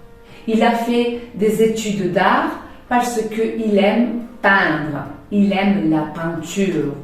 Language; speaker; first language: French; non-native, fluent; Spanish